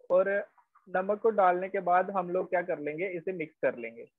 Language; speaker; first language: Hindi; native; Hindi